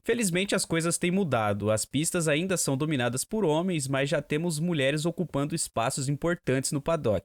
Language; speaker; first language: Portuguese; native; Portuguese